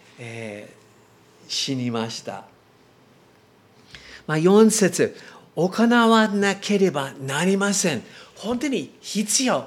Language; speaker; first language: Japanese; non-native, learner; English